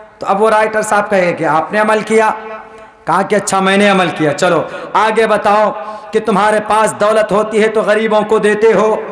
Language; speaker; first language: Urdu; native; Urdu